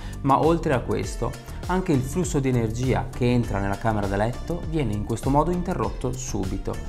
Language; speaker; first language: Italian; native; Italian